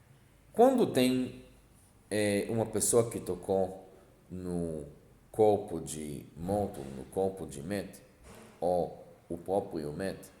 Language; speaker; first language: Portuguese; non-native, fluent; Hebrew